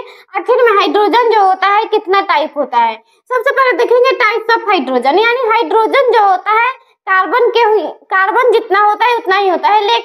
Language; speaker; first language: Hindi; native; Hindi